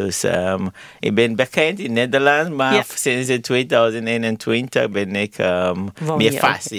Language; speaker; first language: Dutch; non-native, learner; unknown